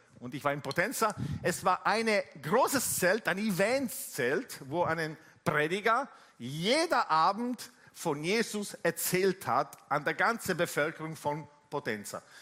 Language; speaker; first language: German; non-native, fluent; Italian